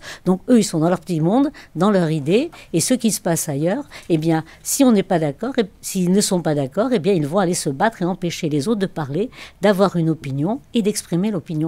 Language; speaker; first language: French; native; French